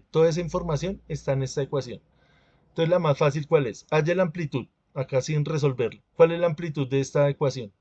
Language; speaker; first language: Spanish; native; Spanish